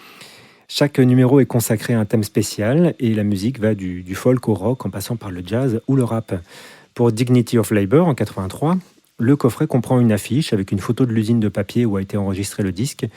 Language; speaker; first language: French; native; French